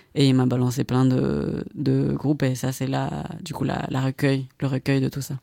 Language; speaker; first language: French; non-native, fluent; Spanish